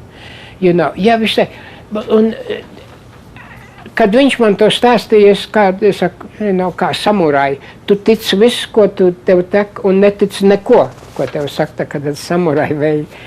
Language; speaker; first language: Latvian; early bilingual, heritage; Latvian